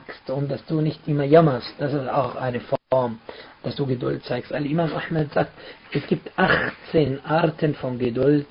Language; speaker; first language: German; non-native, fluent; Arabic